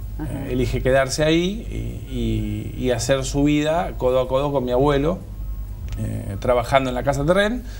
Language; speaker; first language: Spanish; native; Spanish